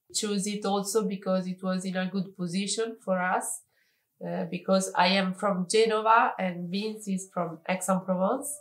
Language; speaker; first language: English; non-native, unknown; Italian